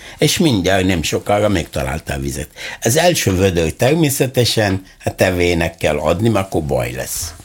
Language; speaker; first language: Hungarian; non-native, fluent; Arabic